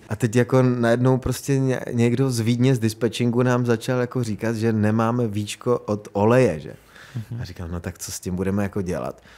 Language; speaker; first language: Czech; native; Czech